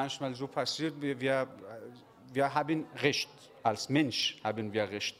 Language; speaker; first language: German; non-native, learner; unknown